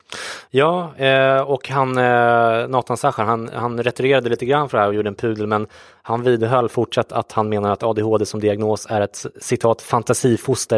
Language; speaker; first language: Swedish; native; Swedish